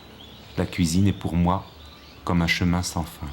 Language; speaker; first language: French; native; French